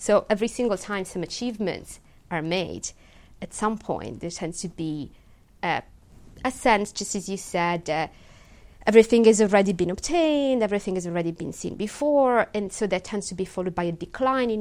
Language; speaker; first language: English; non-native, fluent; Italian